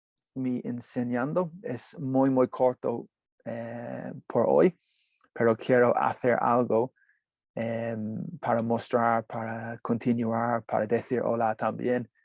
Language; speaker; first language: Spanish; non-native, learner; English